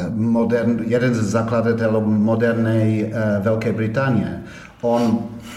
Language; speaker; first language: Slovak; non-native, fluent; English